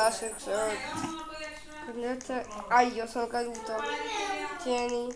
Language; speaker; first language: Italian; early bilingual, other home language; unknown